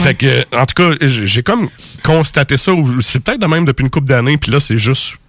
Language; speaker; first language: French; native; French